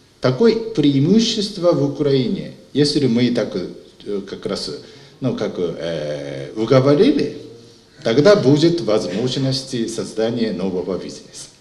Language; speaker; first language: Russian; non-native, fluent; Japanese